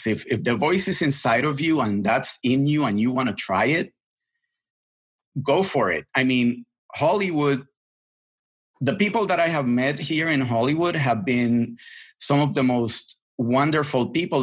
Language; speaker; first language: English; non-native, fluent; Spanish